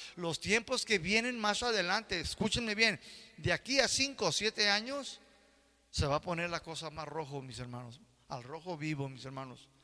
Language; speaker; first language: Spanish; early bilingual, heritage; Spanish